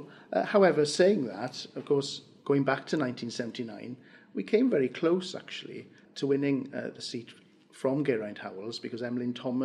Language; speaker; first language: English; non-native, local second language; Welsh